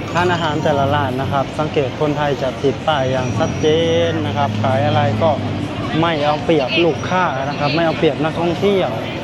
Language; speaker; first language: Thai; native; Thai